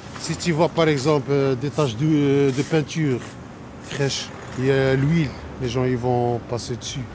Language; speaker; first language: French; native; French